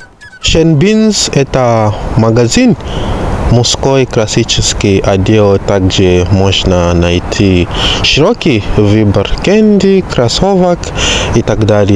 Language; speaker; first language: Russian; non-native, learner; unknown